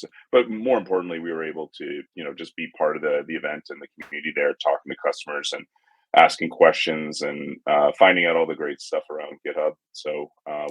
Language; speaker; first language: English; native; English